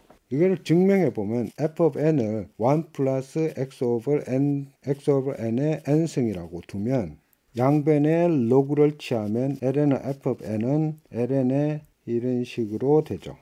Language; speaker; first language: Korean; native; Korean